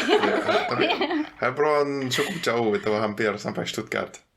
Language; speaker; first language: Indonesian; non-native, fluent; German